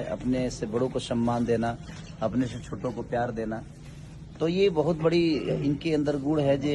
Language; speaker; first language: Hindi; non-native, local second language; Bhojpuri